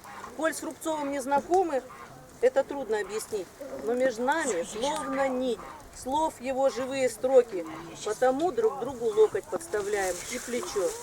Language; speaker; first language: Russian; native; Russian